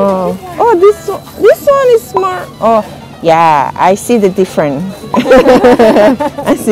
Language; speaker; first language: English; non-native, learner; Indonesian